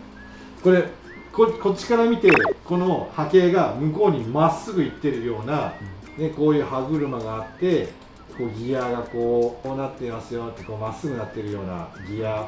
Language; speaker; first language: Japanese; native; Japanese